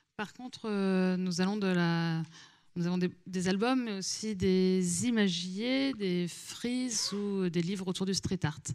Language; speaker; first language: French; native; French